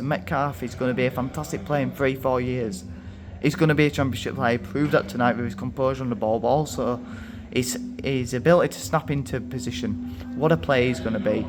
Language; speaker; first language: English; native; English